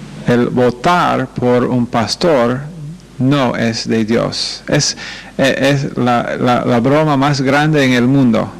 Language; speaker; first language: Spanish; non-native, fluent; English